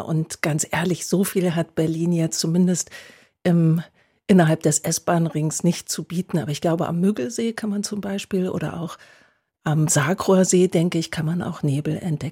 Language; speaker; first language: German; native; German